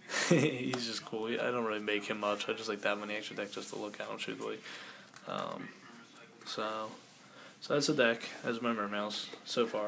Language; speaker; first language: English; native; English